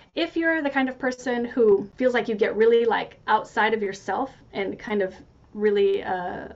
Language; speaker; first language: English; native; English